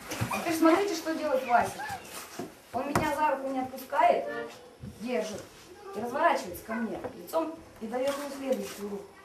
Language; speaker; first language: Russian; native; Russian